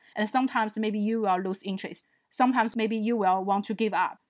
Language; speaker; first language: English; non-native, fluent; Chinese